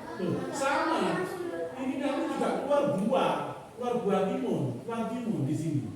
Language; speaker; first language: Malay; non-native, local second language; Javanese